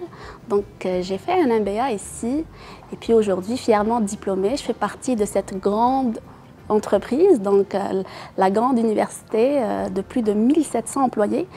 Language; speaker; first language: French; non-native, local second language; Arabic